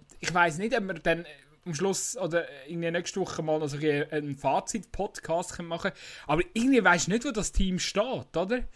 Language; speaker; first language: German; native; German